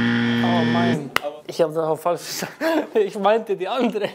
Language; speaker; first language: German; non-native, fluent; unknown